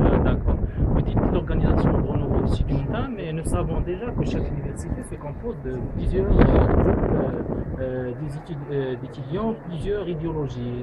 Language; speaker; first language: French; non-native, local second language; Arabic